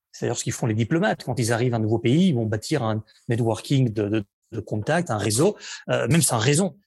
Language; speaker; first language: French; non-native, fluent; Catalan